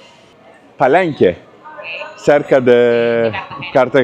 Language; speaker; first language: Spanish; non-native, learner; Turkish